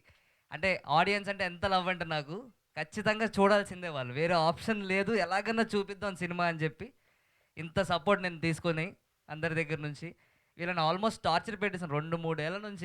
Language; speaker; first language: Telugu; native; Telugu